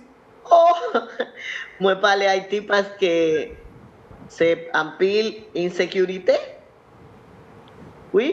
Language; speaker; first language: Haitian Creole; non-native, learner; Spanish